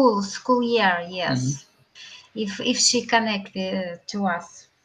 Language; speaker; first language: English; non-native, learner; Russian